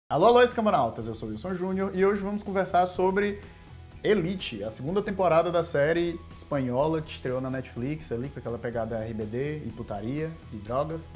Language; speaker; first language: Portuguese; native; Portuguese